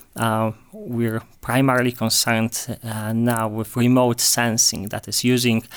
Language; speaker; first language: English; non-native, fluent; Polish